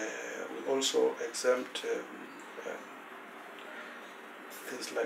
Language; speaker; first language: English; non-native, local second language; Tswana